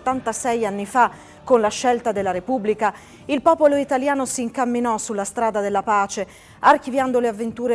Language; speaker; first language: Italian; native; Italian